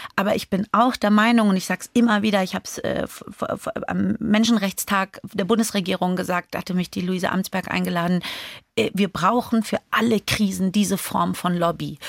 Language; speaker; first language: German; early bilingual, other home language; Persian